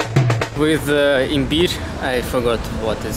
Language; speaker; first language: English; non-native, learner; Russian